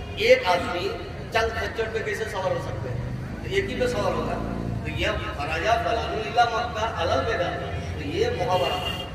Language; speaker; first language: Urdu; native; Urdu